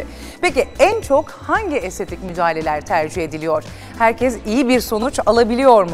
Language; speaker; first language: Turkish; native; Turkish